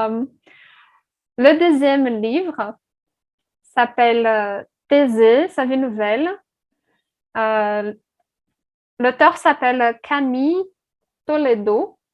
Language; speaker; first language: French; non-native, fluent; Portuguese